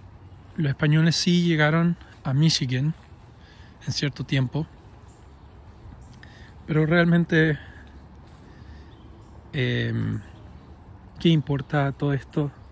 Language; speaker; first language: Spanish; early bilingual, heritage; English